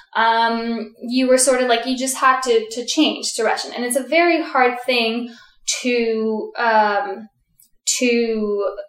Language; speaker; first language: English; early bilingual, other home language; Russian